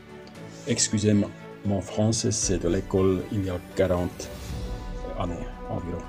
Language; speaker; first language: French; non-native, learner; German